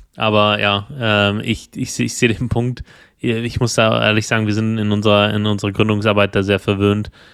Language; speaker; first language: German; native; German